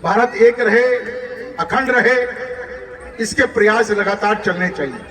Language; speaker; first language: Hindi; native; Hindi